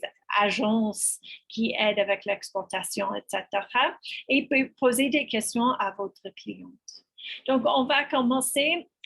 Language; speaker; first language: French; non-native, fluent; English